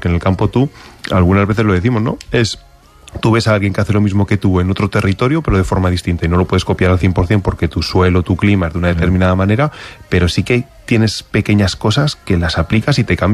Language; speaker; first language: Spanish; native; Spanish